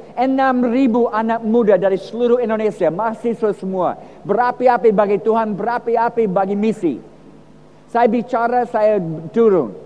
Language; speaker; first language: Indonesian; non-native, fluent; English